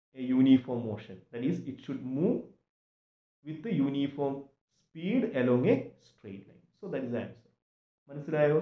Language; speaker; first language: English; non-native, local second language; Malayalam